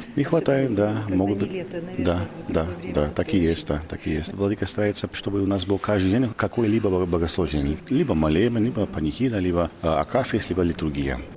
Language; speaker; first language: Russian; non-native, fluent; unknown